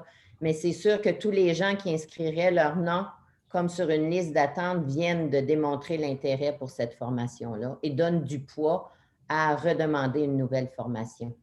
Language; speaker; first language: French; native; French